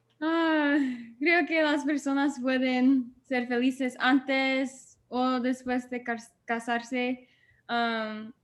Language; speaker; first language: Spanish; non-native, learner; English